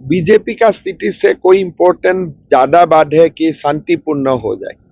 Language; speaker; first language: Hindi; non-native, local second language; Assamese